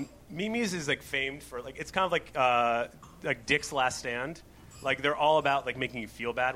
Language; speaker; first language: English; native; English